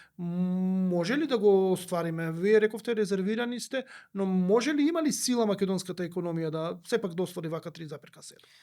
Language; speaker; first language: Macedonian; native; Macedonian